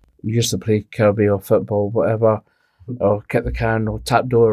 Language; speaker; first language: English; native; English